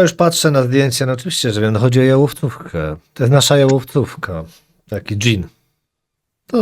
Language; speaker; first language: Polish; native; Polish